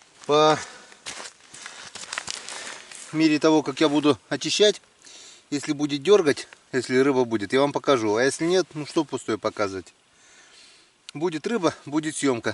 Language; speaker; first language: Russian; native; Russian